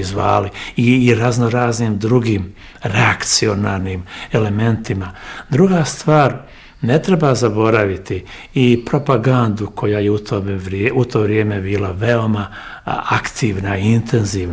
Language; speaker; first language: Bosnian; native; Bosnian